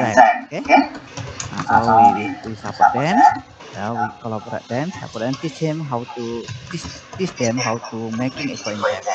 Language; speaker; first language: English; non-native, learner; Indonesian